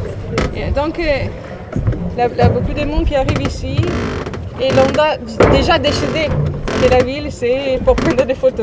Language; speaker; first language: French; non-native, learner; Italian